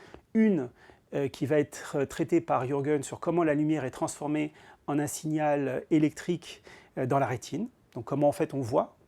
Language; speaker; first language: French; native; French